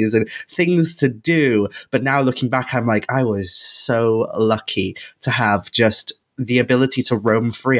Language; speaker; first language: English; non-native, local second language; Welsh